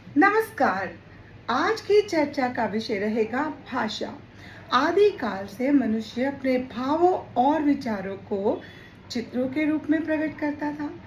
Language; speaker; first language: Hindi; native; Hindi